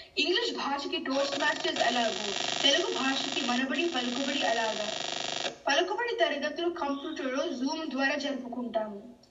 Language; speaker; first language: Telugu; early bilingual, heritage; Telugu